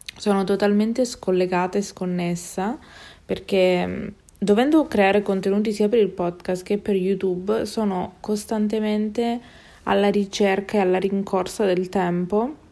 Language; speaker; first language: Italian; native; Italian